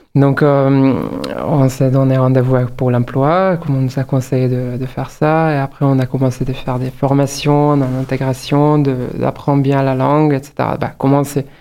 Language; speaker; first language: French; non-native, fluent; Hungarian